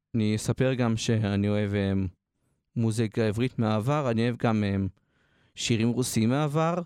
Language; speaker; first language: Hebrew; native; Hebrew